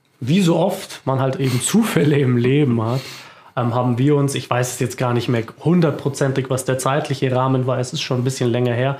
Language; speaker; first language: German; early bilingual, other home language; Croatian